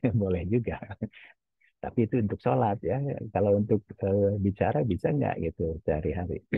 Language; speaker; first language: Indonesian; non-native, local second language; Javanese